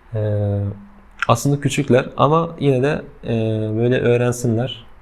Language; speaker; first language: Turkish; non-native, fluent; Persian